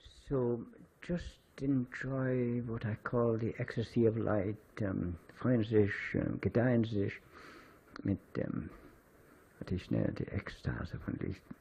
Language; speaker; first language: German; non-native, fluent; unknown